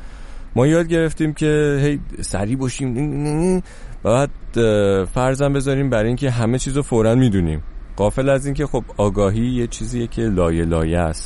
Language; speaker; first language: Persian; native; Persian